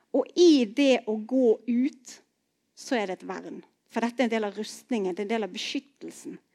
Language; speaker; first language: Norwegian; native; Norwegian